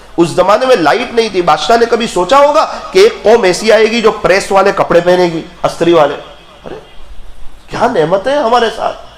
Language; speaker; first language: Urdu; non-native, local second language; Gujarati